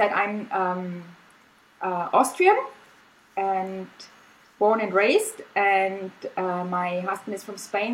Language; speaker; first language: English; non-native, fluent; German